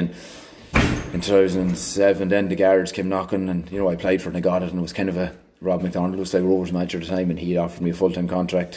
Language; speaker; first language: English; native; English